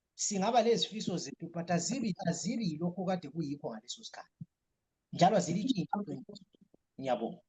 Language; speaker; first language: Zulu; native; Zulu